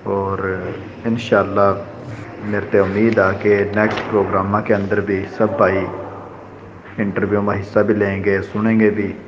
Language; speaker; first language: Urdu; non-native, local second language; Haryanvi